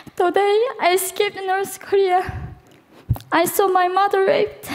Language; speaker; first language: English; non-native, fluent; Korean